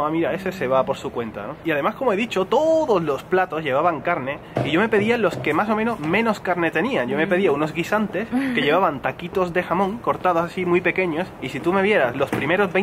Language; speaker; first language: Spanish; native; Spanish